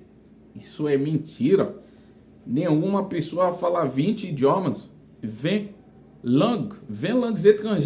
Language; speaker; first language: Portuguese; non-native, fluent; Haitian Creole